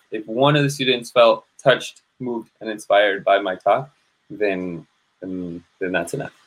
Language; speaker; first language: English; native; English